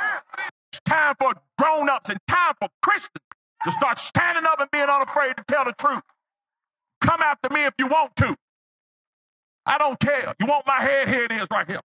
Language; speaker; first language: English; native; English